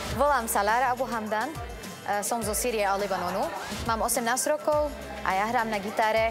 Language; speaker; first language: Slovak; non-native, learner; Arabic